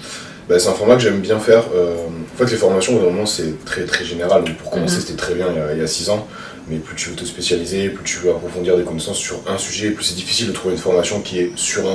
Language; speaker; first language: French; native; French